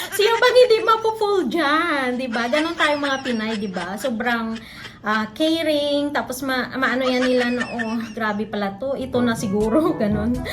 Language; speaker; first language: Filipino; non-native, local second language; Hiligaynon